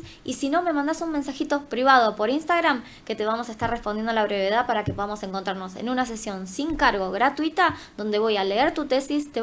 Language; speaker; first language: Spanish; native; Spanish